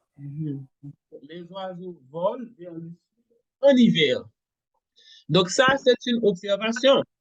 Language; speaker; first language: French; non-native, local second language; Haitian Creole